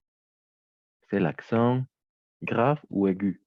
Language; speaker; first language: French; native; French